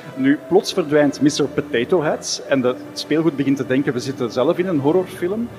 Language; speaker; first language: Dutch; native; Dutch